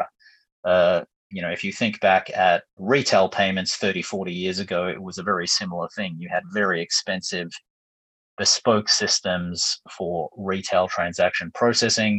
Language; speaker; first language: English; native; English